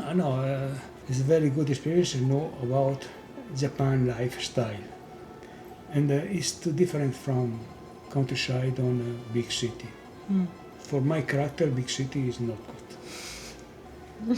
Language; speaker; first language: English; non-native, learner; Italian